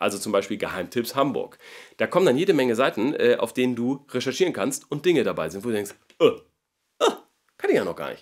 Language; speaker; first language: German; native; German